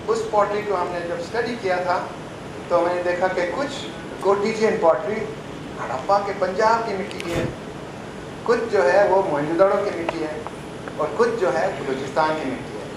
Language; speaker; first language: Urdu; non-native, fluent; English